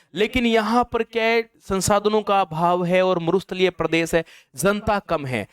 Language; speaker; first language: Hindi; native; Hindi